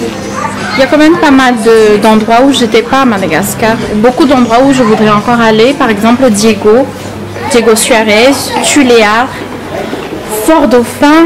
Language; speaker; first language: French; non-native, local second language; Malagasy